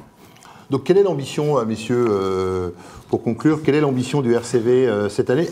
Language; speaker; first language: French; native; French